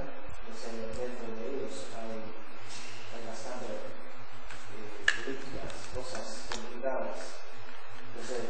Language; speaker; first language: Spanish; non-native, learner; Korean